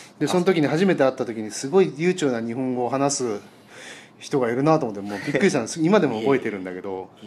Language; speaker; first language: Japanese; native; Japanese